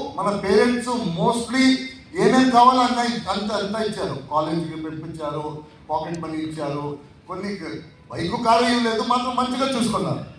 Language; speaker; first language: Telugu; non-native, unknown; Tulu